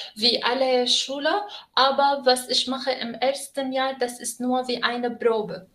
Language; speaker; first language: German; non-native, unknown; Arabic